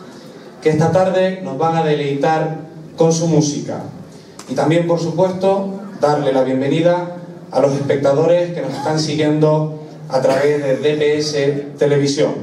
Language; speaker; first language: Spanish; native; Spanish